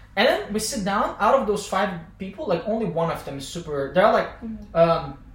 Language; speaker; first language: English; non-native, fluent; Azerbaijani